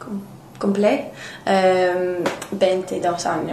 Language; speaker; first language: Spanish; non-native, learner; English